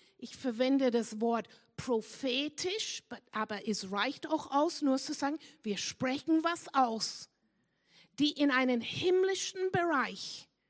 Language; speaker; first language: German; non-native, fluent; English